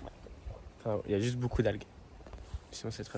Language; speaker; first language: French; native; French